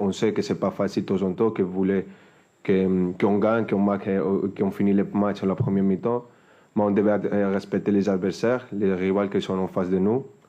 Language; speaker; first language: French; non-native, fluent; Spanish